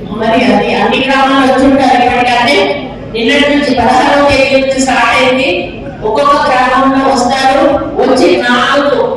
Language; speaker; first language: Telugu; native; Telugu